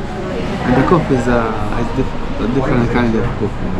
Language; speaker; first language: English; non-native, learner; Italian